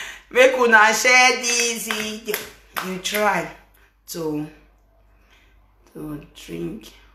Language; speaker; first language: English; non-native, local second language; Bini